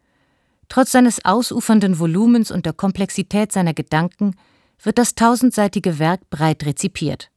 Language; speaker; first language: German; native; German